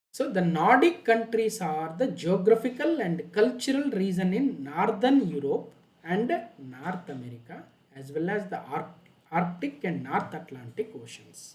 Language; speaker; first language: English; non-native, local second language; Kannada